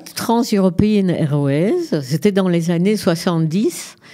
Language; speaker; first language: French; native; French